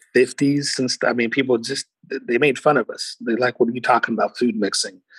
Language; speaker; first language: English; early bilingual, other home language; Portuguese